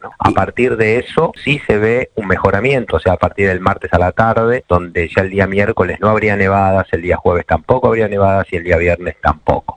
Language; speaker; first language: Spanish; native; Spanish